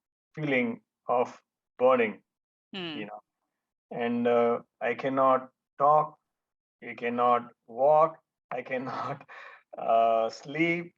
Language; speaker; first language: English; non-native, local second language; Hindi